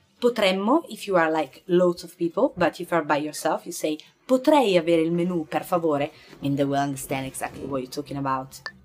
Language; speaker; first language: English; non-native, fluent; Italian